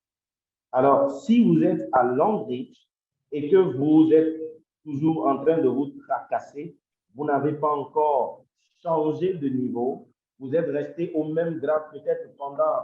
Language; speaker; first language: French; non-native, local second language; Yoruba